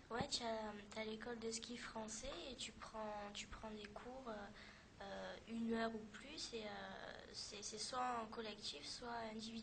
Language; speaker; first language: French; native; French